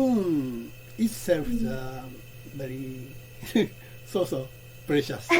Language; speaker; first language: English; non-native, learner; Japanese